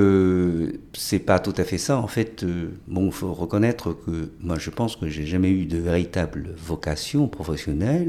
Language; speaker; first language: French; non-native, fluent; Chinese